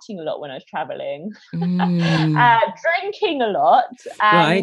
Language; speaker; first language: English; native; English